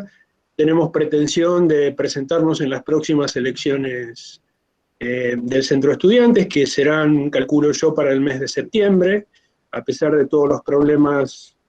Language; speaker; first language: Spanish; native; Spanish